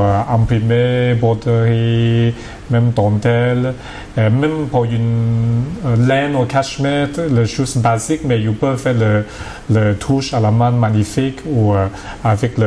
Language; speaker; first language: French; non-native, learner; Cantonese